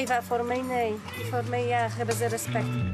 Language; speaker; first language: Dutch; non-native, learner; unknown